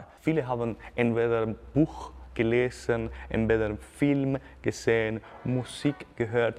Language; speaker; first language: German; non-native, fluent; Spanish